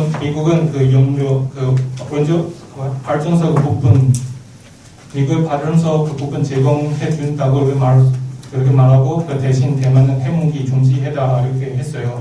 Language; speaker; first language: Korean; non-native, learner; Chinese